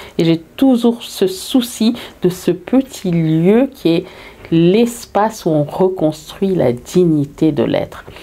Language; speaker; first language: French; early bilingual, heritage; French